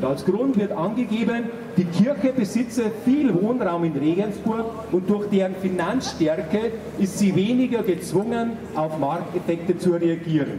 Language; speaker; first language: German; native; German